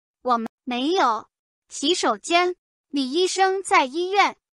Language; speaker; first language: Chinese; non-native, learner; English